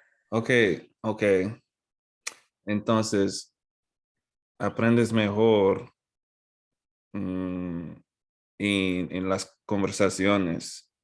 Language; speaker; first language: Spanish; non-native, fluent; English